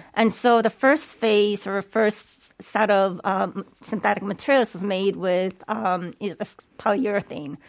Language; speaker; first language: English; native; English